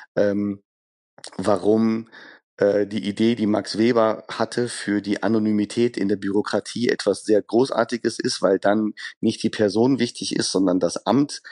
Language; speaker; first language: German; early bilingual, other home language; Persian